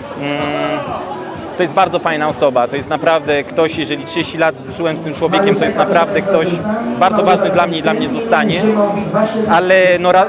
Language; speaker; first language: Polish; early bilingual, heritage; Polish